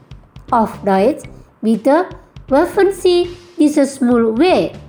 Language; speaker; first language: German; non-native, fluent; Indonesian